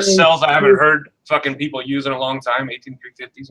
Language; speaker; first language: English; native; English